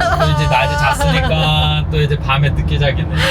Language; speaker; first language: Korean; native; Korean